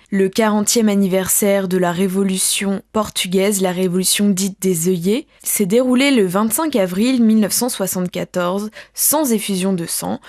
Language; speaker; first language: French; native; French